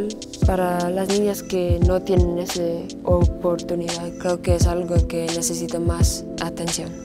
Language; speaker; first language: Spanish; early bilingual, heritage; English